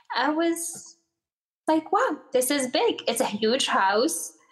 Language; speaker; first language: English; early bilingual, other home language; Arabic